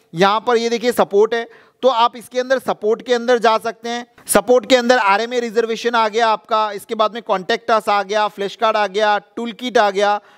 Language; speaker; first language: Hindi; non-native, local second language; Gujarati